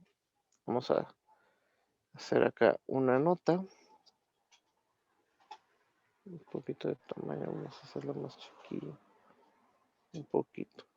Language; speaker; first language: Spanish; native; Spanish